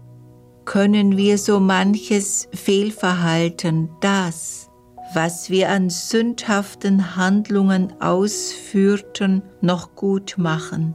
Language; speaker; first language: German; native; German